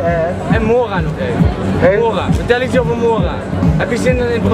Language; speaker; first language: Dutch; native; Dutch